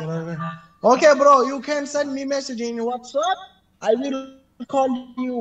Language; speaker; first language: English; non-native, learner; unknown